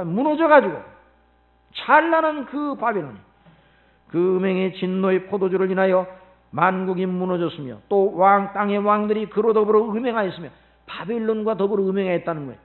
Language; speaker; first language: Korean; native; Korean